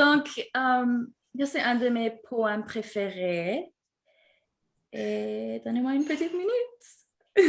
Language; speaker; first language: French; early bilingual, heritage; French